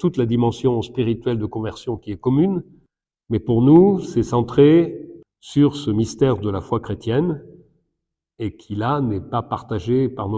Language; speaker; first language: French; native; French